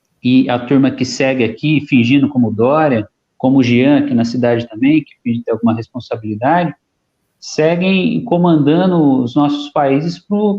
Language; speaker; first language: Portuguese; native; Portuguese